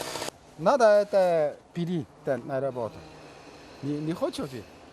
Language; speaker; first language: Russian; non-native, learner; Korean